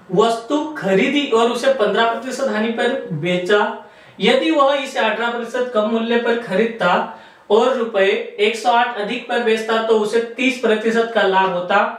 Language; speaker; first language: Hindi; non-native, local second language; Marathi